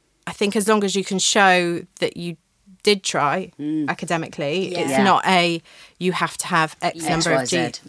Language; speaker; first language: English; native; English